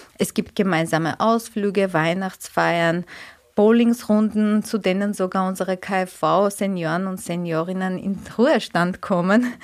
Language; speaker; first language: German; non-native, fluent; Armenian